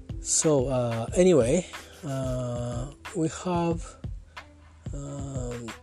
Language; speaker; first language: English; non-native, learner; Japanese